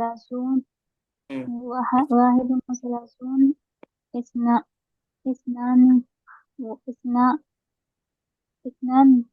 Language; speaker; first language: Arabic; non-native, learner; Urdu